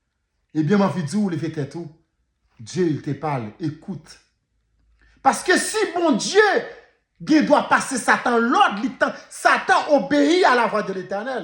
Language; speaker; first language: French; non-native, local second language; Haitian Creole